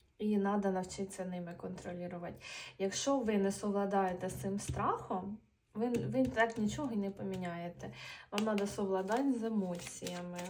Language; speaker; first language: Ukrainian; non-native, local second language; Russian